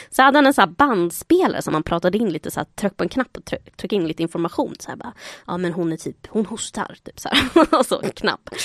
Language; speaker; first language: Swedish; early bilingual, other home language; Spanish